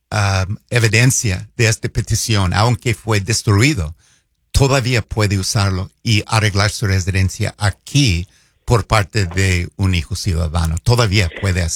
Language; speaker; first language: Spanish; non-native, fluent; English